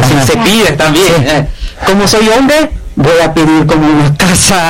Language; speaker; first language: Spanish; non-native, learner; Bangla